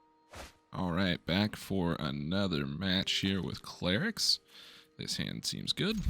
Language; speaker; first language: English; native; English